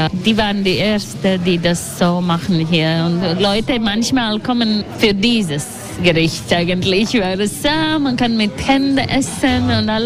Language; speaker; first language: German; non-native, learner; Latvian